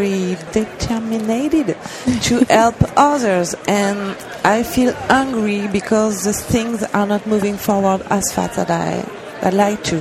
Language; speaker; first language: English; non-native, learner; French